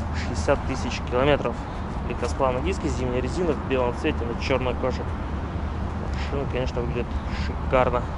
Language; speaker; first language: Russian; native; Russian